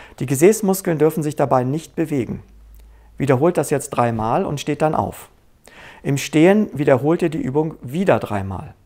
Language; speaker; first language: German; native; German